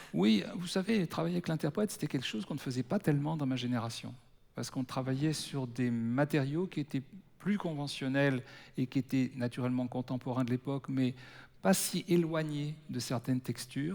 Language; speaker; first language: French; native; French